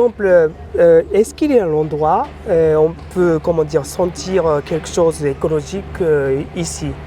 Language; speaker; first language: French; non-native, learner; Japanese